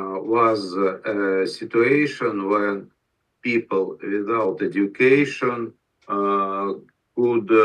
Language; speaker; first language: English; non-native, learner; Russian